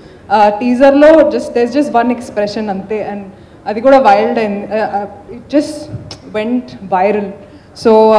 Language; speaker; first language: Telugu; non-native, local second language; Hindi